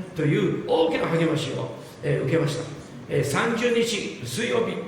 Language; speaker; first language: Japanese; non-native, fluent; English